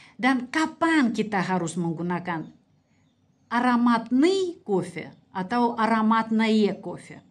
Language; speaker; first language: Indonesian; non-native, fluent; Russian